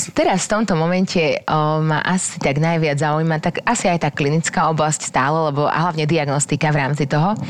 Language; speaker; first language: Slovak; native; Slovak